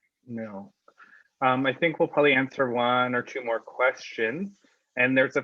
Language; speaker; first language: English; native; English